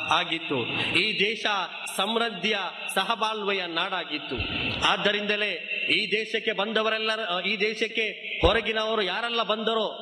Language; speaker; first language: Kannada; non-native, local second language; Badaga